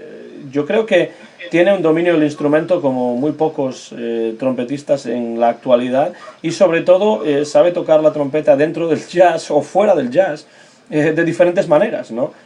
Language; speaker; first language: Spanish; native; Spanish